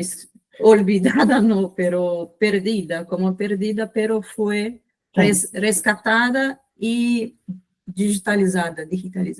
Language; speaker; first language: Spanish; non-native, fluent; Portuguese